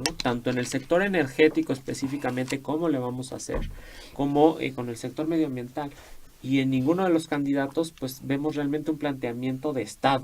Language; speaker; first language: Spanish; native; Spanish